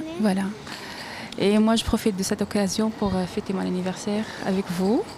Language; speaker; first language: French; non-native, learner; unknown